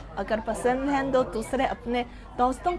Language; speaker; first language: Hindi; non-native, fluent; Chinese